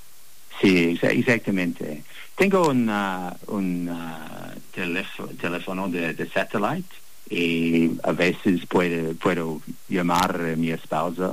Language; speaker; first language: Spanish; non-native, learner; English